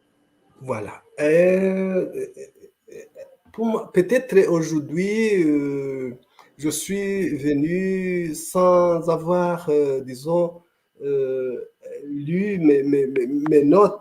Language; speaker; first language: French; non-native, local second language; Kinyarwanda